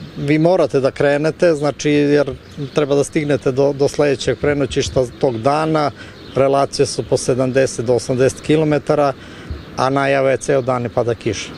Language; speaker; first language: Serbian; native; Serbian